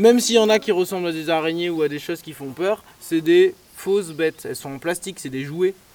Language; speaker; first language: French; native; French